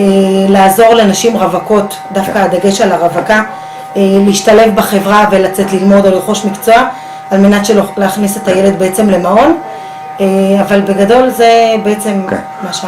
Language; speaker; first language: Hebrew; native; Hebrew